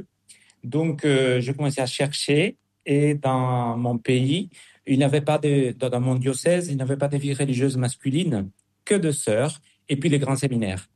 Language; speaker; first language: French; non-native, fluent; Spanish